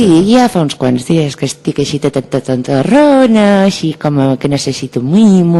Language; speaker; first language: Catalan; native; Catalan